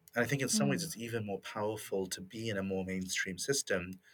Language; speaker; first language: English; native; English